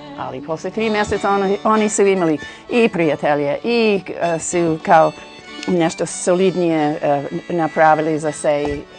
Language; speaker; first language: Bosnian; non-native, learner; English